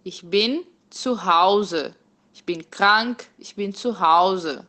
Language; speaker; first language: German; non-native, fluent; Portuguese